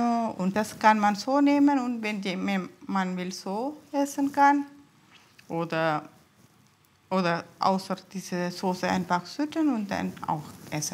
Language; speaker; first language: German; non-native, learner; Tamil